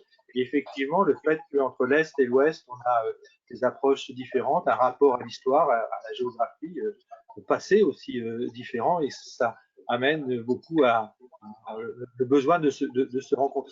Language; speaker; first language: French; native; French